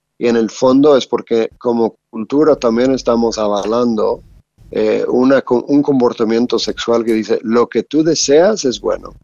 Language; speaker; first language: Spanish; non-native, fluent; English